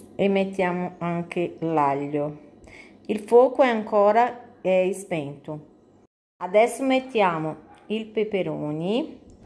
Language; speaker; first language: Italian; non-native, fluent; Portuguese